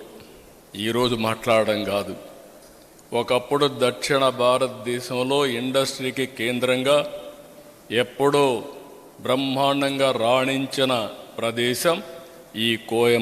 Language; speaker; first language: Telugu; native; Telugu